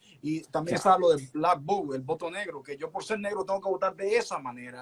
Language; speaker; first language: Spanish; native; Spanish